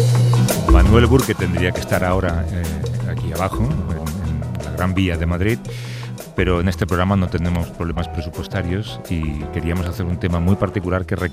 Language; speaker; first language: Spanish; native; Spanish